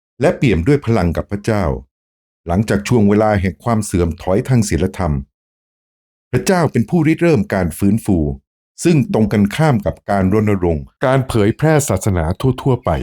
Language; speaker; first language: Thai; native; Thai